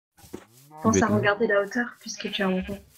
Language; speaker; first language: French; native; French